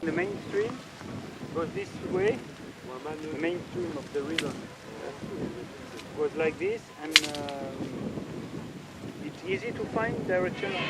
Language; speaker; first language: English; non-native, learner; French